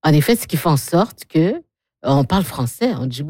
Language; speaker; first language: French; native; French